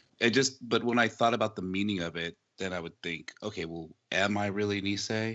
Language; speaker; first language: English; early bilingual, other home language; Japanese